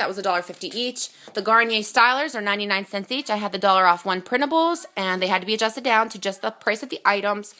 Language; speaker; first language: English; native; English